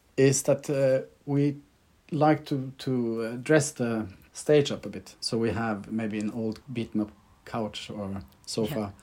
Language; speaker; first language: English; non-native, fluent; Norwegian